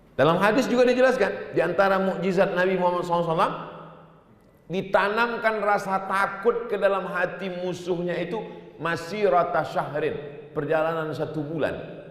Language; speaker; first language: Indonesian; native; Indonesian